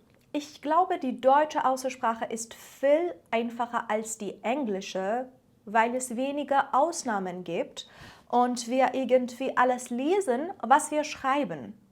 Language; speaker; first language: German; non-native, fluent; Persian